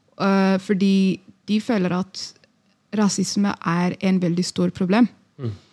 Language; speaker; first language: Norwegian; non-native, fluent; Amharic